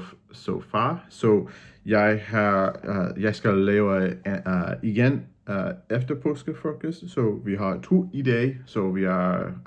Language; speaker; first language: Danish; non-native, learner; English